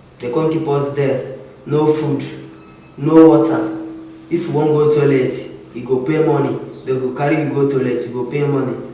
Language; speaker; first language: Nigerian Pidgin; non-native, local second language; Igbo